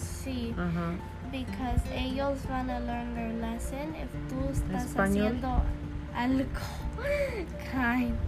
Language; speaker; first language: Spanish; early bilingual, heritage; English